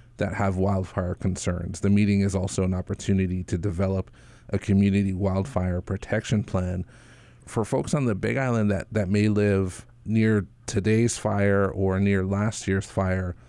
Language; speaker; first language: English; native; English